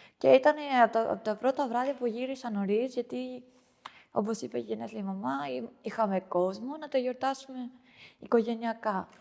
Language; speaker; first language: Greek; early bilingual, other home language; Albanian